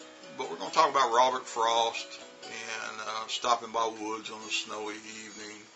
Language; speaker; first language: English; native; English